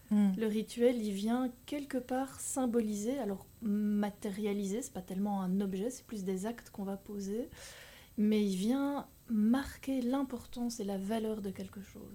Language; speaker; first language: French; native; French